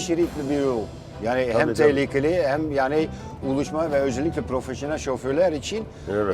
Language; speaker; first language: Turkish; non-native, fluent; Dutch